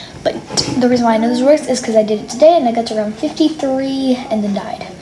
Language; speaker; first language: English; native; English